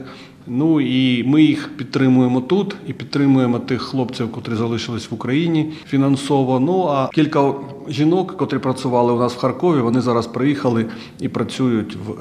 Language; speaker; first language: Ukrainian; non-native, local second language; Russian